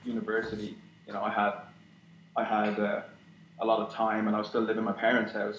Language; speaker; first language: English; native; English